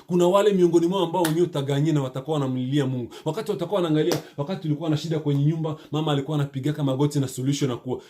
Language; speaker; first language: Swahili; native; Swahili